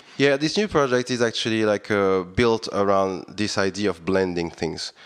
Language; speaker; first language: English; non-native, fluent; French